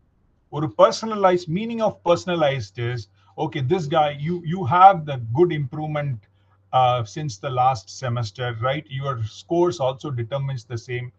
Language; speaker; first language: English; non-native, local second language; Tamil